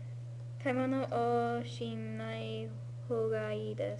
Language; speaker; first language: Japanese; non-native, learner; English